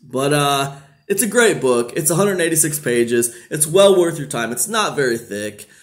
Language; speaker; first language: English; native; English